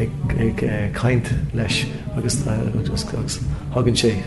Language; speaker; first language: Irish; non-native, local second language; English